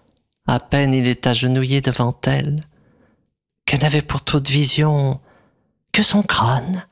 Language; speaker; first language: French; native; French